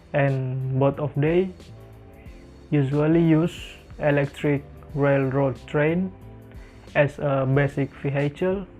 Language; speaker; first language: English; non-native, learner; Indonesian